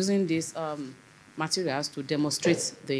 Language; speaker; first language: English; non-native, local second language; Yoruba